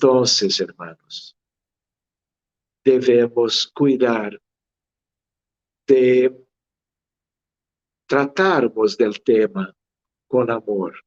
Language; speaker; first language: Spanish; non-native, fluent; Portuguese